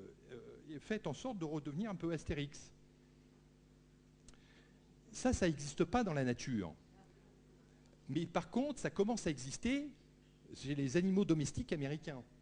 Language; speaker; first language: French; native; French